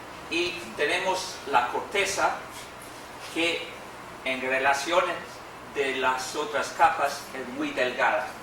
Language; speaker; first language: Spanish; non-native, fluent; English